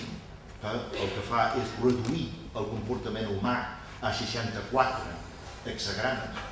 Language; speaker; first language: Catalan; non-native, fluent; English